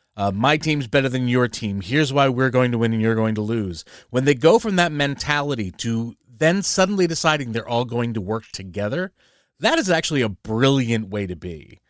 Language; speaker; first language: English; native; English